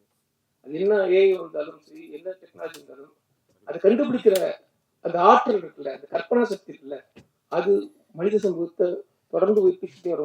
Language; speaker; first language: Tamil; native; Tamil